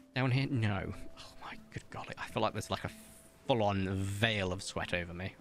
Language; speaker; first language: English; native; English